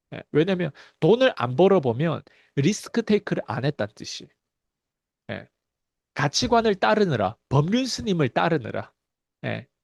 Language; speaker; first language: Korean; early bilingual, heritage; Korean